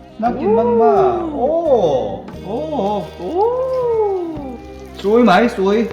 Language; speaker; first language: Thai; non-native, learner; Korean